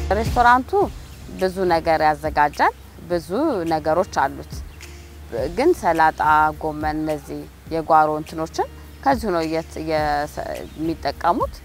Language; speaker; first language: Amharic; native; Amharic